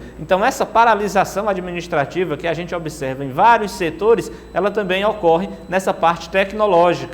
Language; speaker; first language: Portuguese; native; Portuguese